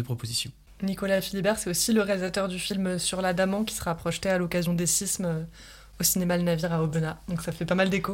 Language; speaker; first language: French; native; French